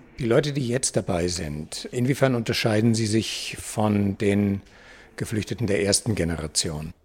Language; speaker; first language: German; native; German